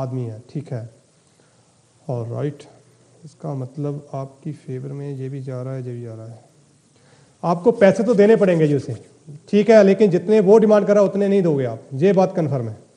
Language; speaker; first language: Hindi; native; Hindi